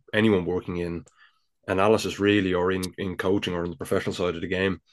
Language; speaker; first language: English; native; English